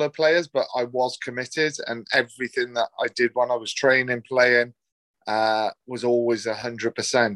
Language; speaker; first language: English; native; English